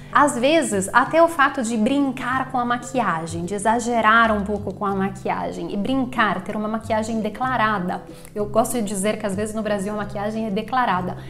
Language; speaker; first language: Portuguese; non-native, fluent; Italian